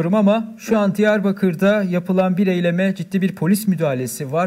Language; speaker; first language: Turkish; native; Turkish